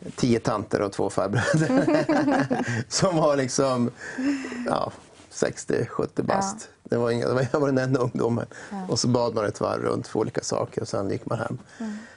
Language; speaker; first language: Swedish; native; Swedish